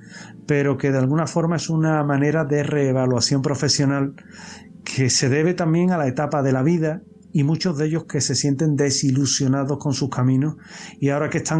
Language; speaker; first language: Spanish; native; Spanish